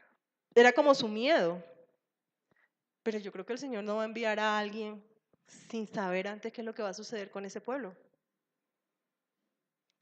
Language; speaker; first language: Spanish; native; Spanish